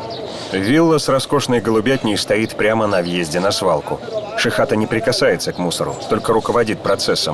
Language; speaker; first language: Russian; native; Russian